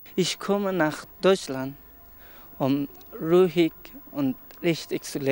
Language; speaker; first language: German; non-native, learner; Persian